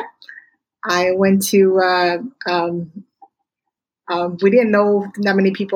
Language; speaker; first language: English; non-native, fluent; Chinese